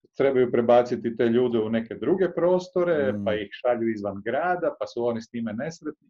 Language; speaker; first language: Croatian; native; Croatian